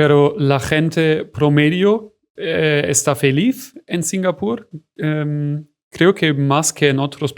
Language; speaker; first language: Spanish; non-native, fluent; German